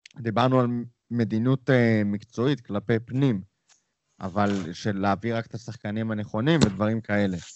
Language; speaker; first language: Hebrew; native; Hebrew